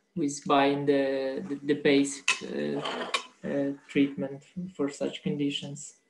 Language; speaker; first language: English; non-native, fluent; Somali